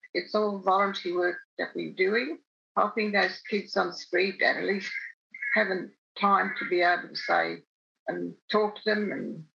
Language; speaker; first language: English; native; English